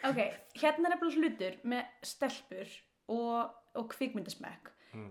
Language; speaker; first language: Icelandic; native; Icelandic